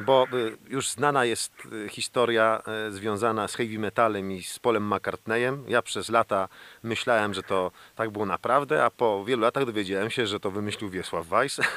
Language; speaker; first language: Polish; native; Polish